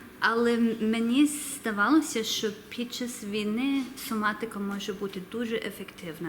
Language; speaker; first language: Ukrainian; early bilingual, heritage; English